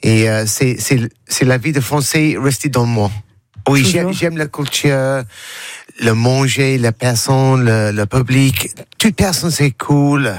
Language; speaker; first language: French; non-native, learner; English